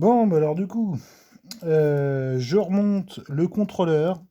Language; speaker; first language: French; native; French